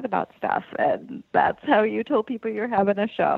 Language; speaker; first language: English; native; English